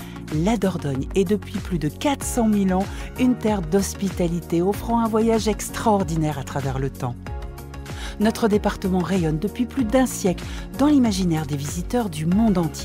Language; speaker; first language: French; native; French